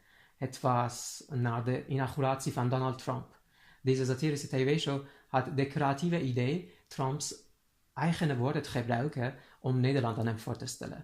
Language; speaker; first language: Dutch; non-native, fluent; Persian